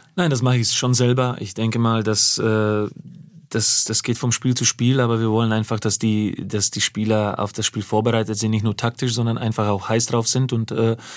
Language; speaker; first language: German; non-native, fluent; Slovak